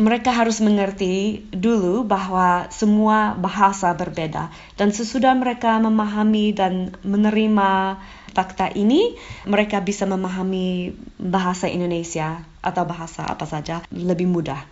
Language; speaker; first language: Indonesian; non-native, fluent; English